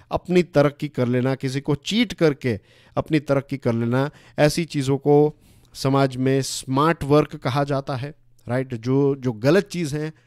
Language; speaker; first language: Hindi; non-native, local second language; Gujarati